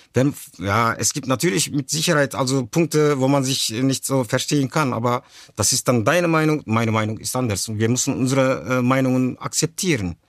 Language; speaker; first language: German; early bilingual, other home language; Turkish